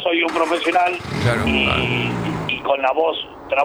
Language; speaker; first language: Spanish; native; Spanish